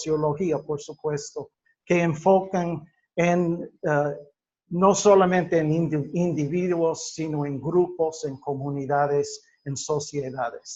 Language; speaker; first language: Spanish; non-native, fluent; English